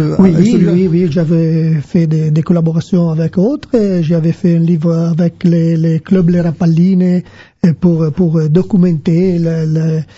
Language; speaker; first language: French; non-native, learner; Italian